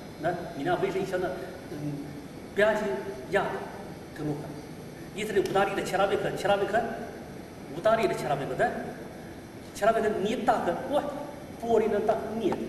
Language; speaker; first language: Russian; non-native, learner; Chinese